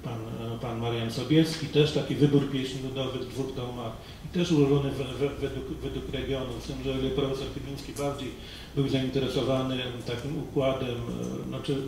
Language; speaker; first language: Polish; native; Polish